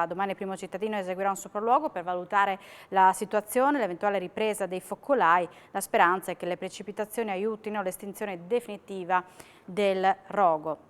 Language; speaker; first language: Italian; native; Italian